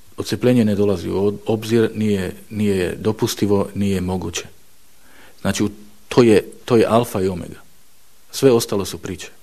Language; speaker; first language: Bosnian; non-native, fluent; Slovak